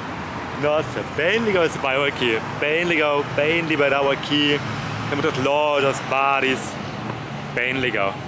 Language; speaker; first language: Portuguese; non-native, fluent; German